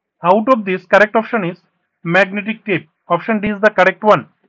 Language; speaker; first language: English; non-native, local second language; Bangla